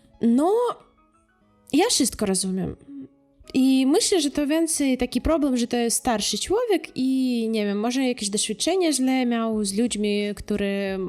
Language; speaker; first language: Polish; non-native, fluent; Russian